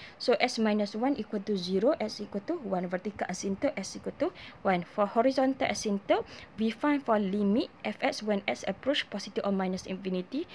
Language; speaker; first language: English; non-native, local second language; Malay